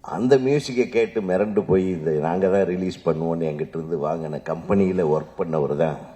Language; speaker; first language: Tamil; native; Tamil